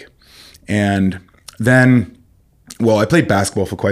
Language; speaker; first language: English; non-native, fluent; German